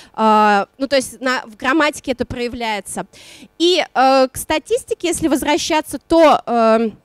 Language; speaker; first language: Russian; non-native, local second language; Udmurt